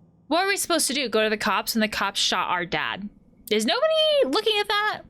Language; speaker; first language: English; native; English